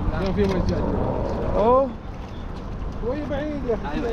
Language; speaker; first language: Arabic; non-native, learner; Bangla